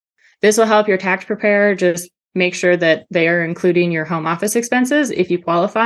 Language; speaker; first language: English; native; English